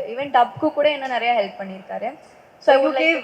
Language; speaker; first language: Tamil; non-native, fluent; Malayalam